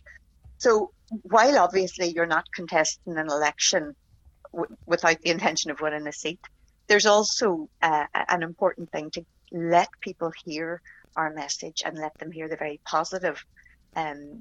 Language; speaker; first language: English; native; English